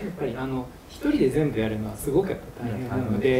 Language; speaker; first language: Japanese; native; Japanese